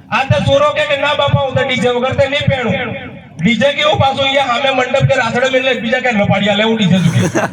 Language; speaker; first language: Gujarati; non-native, local second language; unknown